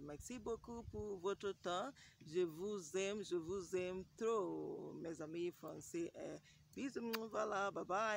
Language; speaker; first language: French; non-native, learner; English